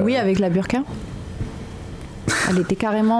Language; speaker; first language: French; native; French